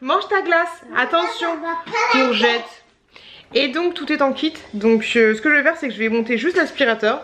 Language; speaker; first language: French; native; French